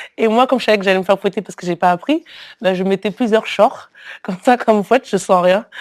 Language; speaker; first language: French; early bilingual, other home language; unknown